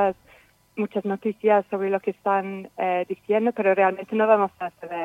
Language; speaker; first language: Spanish; non-native, fluent; English